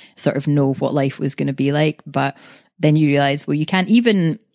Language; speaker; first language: English; native; English